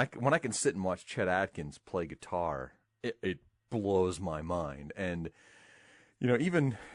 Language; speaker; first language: English; native; English